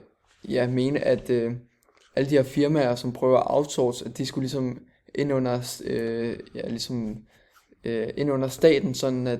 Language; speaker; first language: Danish; native; Danish